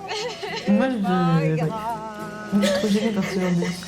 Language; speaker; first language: French; native; French